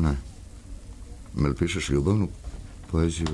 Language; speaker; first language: Serbian; native; Serbian